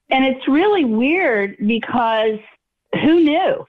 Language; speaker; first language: English; native; English